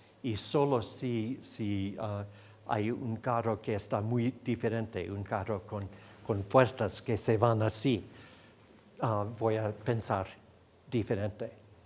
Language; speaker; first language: Spanish; non-native, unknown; English